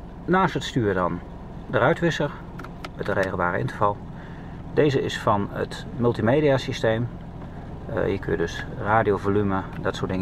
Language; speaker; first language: Dutch; native; Dutch